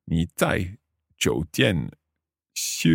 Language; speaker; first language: Chinese; non-native, learner; English